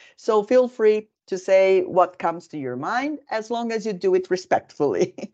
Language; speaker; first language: English; non-native, fluent; Portuguese